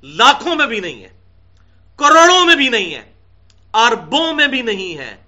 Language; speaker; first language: Urdu; non-native, local second language; Punjabi